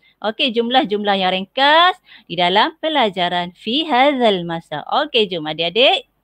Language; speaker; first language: Malay; native; Malay